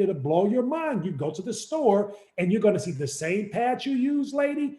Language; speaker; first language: English; native; English